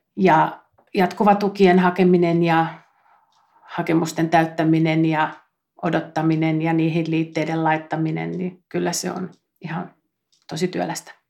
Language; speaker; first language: Finnish; native; Finnish